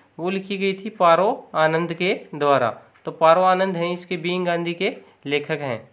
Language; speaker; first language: Hindi; native; Hindi